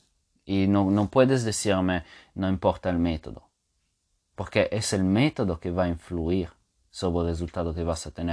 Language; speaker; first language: Spanish; non-native, fluent; Italian